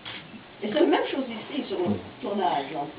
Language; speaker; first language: French; non-native, fluent; English